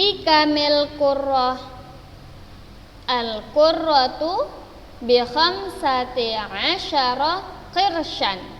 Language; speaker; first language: Arabic; non-native, fluent; Indonesian